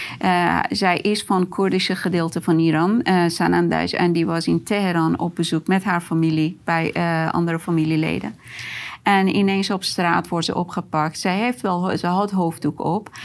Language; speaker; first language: Dutch; non-native, fluent; Persian